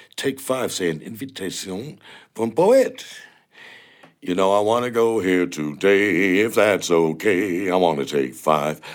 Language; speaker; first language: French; non-native, learner; English